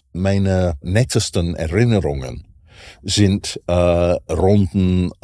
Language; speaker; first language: German; non-native, fluent; English